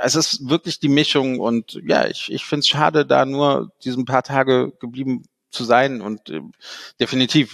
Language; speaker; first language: German; native; German